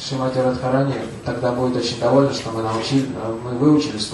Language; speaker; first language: Russian; native; Russian